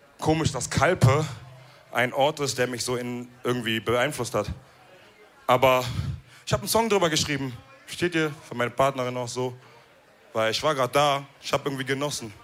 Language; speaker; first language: German; early bilingual, other home language; Wolof